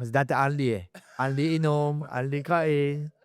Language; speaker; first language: Filipino; non-native, learner; Japanese